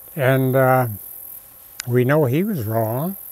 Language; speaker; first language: English; native; English